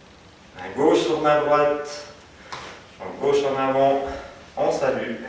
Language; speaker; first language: French; native; French